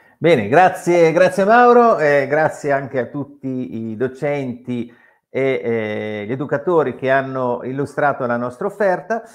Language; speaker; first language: Italian; native; Italian